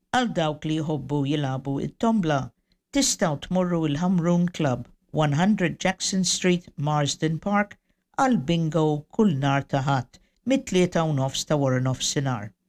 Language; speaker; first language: Maltese; native; Maltese